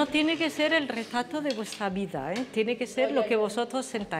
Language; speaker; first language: Spanish; non-native, fluent; French